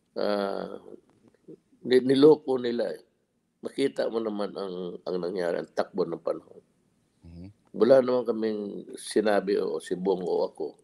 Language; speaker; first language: Filipino; non-native, local second language; Cebuano